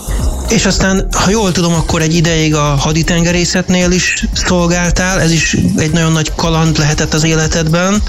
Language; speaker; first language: Hungarian; native; Hungarian